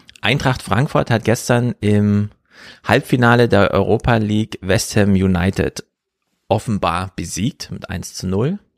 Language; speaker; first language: German; native; German